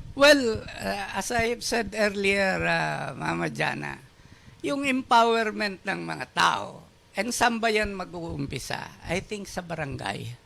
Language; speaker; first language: Filipino; non-native, local second language; Bikol